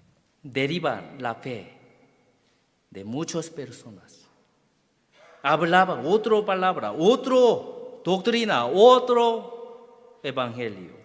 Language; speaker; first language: Spanish; non-native, learner; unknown